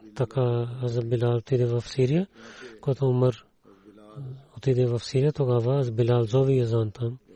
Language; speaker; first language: Bulgarian; non-native, learner; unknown